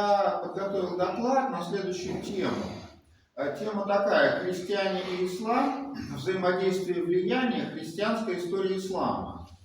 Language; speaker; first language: Russian; native; Russian